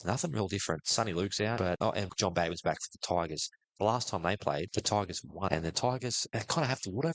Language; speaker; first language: English; native; English